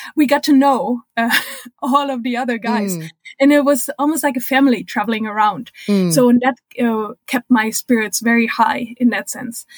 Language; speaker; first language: English; non-native, fluent; German